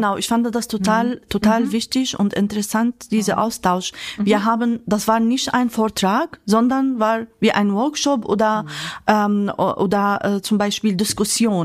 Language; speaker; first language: German; non-native, fluent; Arabic